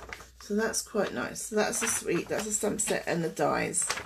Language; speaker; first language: English; native; English